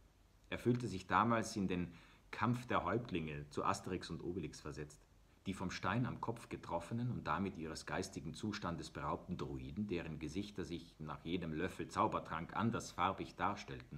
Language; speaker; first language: German; native; German